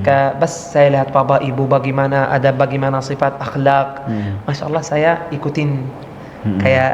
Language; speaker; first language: Indonesian; non-native, learner; Arabic